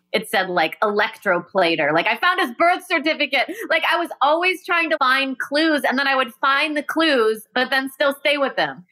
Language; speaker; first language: English; native; English